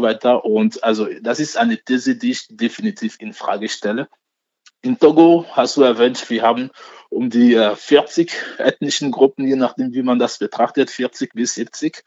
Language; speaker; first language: German; non-native, fluent; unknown